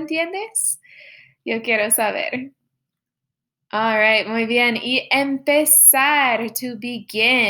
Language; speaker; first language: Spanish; non-native, fluent; English